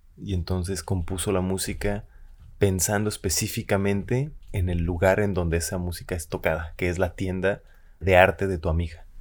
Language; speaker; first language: Spanish; native; Spanish